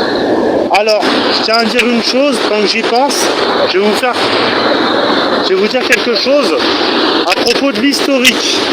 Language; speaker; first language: French; native; French